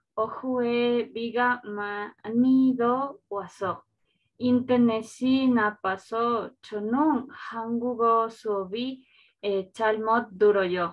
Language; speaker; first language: Korean; non-native, learner; Spanish